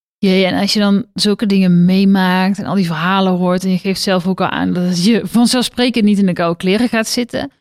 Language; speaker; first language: Dutch; native; Dutch